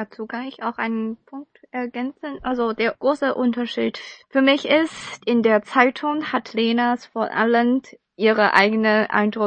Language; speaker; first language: German; non-native, fluent; Chinese